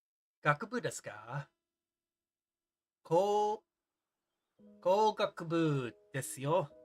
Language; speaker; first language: Japanese; non-native, learner; English